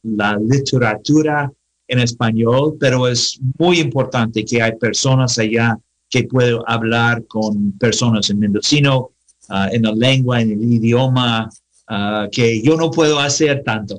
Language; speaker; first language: Spanish; non-native, learner; English